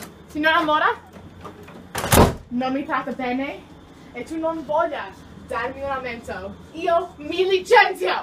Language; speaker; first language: Italian; non-native, learner; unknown